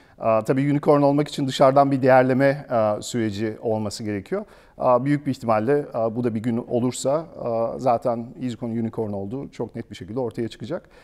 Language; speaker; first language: Turkish; early bilingual, heritage; Turkish